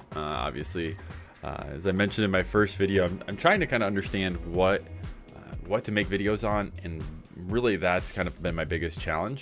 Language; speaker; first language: English; native; English